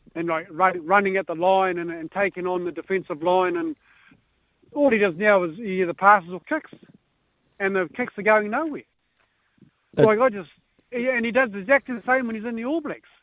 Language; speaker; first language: English; native; English